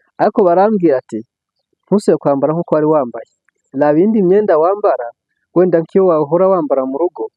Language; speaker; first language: Kinyarwanda; early bilingual, heritage; Kinyarwanda